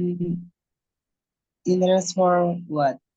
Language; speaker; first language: English; non-native, learner; Indonesian